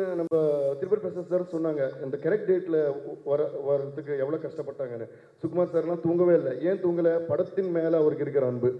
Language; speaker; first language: Tamil; non-native, local second language; Telugu